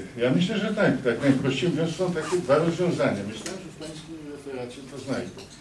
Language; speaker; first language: Polish; native; Polish